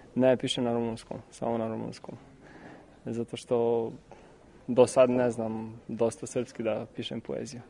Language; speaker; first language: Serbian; non-native, learner; Romanian